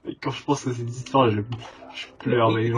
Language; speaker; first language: French; native; French